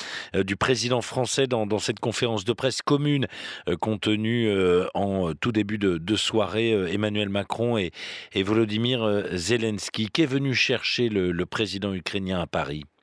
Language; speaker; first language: French; native; French